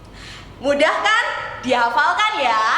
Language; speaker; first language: Indonesian; native; Indonesian